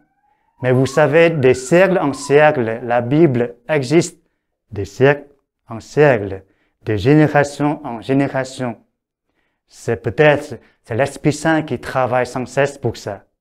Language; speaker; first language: French; non-native, fluent; Vietnamese